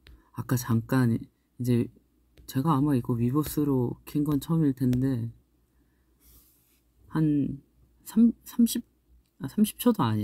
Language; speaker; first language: Korean; native; Korean